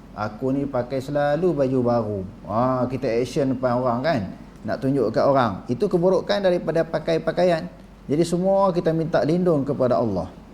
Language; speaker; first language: Malay; native; Malay